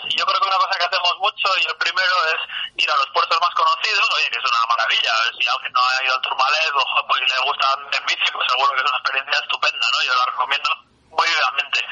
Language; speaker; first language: Spanish; native; Spanish